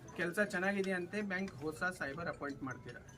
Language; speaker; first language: Kannada; non-native, fluent; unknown